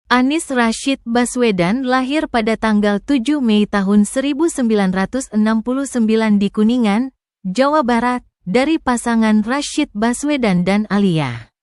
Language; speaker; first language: Indonesian; native; Indonesian